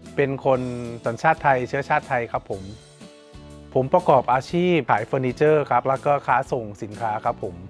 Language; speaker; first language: Thai; native; Thai